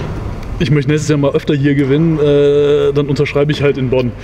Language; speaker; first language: German; native; German